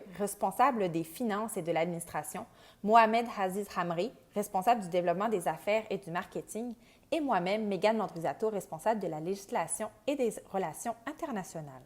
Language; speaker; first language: French; native; French